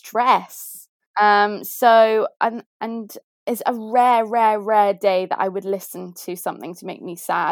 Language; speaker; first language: English; native; English